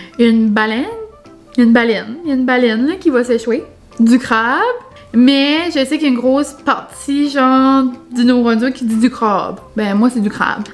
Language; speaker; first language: French; native; French